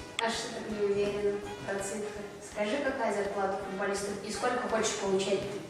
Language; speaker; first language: Russian; native; Russian